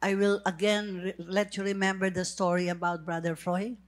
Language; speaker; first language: English; non-native, local second language; Filipino